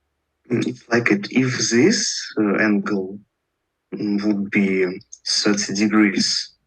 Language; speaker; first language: English; non-native, learner; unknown